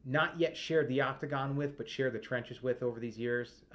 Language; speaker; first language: English; native; English